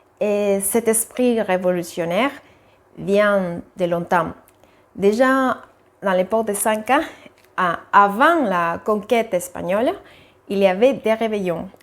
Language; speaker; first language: French; non-native, fluent; Spanish